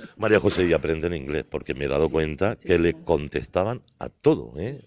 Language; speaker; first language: Spanish; native; Spanish